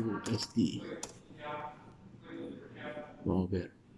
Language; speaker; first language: Spanish; non-native, fluent; Chinese